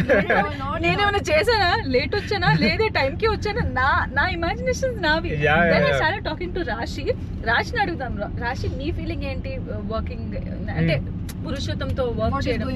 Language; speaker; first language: Telugu; native; Telugu